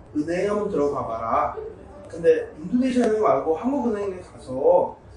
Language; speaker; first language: Korean; early bilingual, heritage; Korean